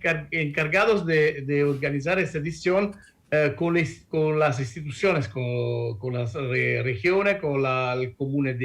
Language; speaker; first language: Spanish; non-native, learner; Italian